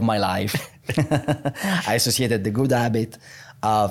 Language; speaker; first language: English; non-native, fluent; Italian